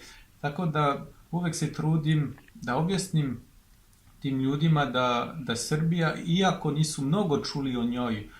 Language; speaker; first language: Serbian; non-native, fluent; French